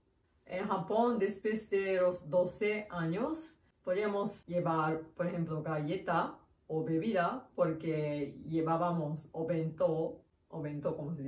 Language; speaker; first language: Spanish; non-native, learner; Japanese